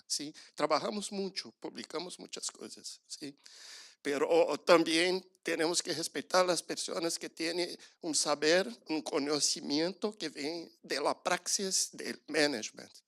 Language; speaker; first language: Spanish; non-native, learner; Portuguese